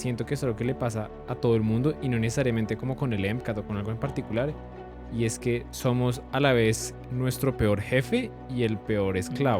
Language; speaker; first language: Spanish; native; Spanish